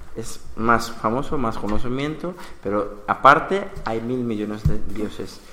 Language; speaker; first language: Spanish; non-native, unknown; Bangla